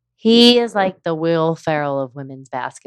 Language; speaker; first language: English; native; English